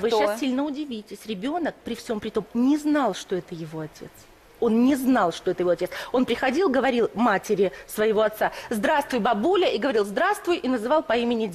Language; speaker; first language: Russian; native; Russian